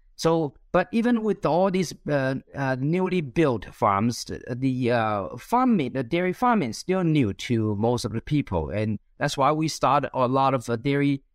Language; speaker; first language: English; non-native, fluent; Chinese